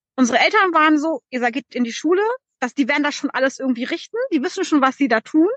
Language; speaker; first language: German; early bilingual, other home language; Polish